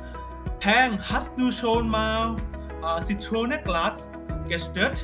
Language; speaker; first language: German; non-native, learner; Thai